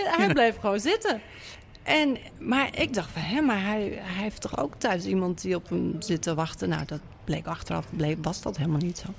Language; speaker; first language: Dutch; native; Dutch